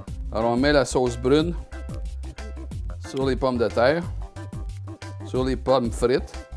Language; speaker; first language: French; native; French